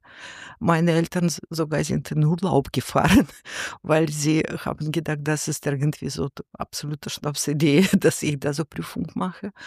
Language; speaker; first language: German; non-native, learner; Russian